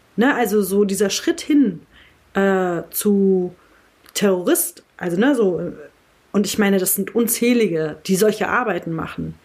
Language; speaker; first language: German; early bilingual, other home language; Kurdish